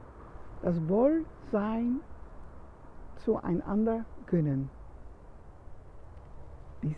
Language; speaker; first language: German; non-native, learner; Dutch